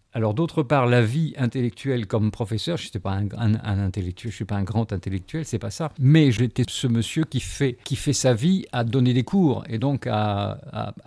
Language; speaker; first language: French; native; French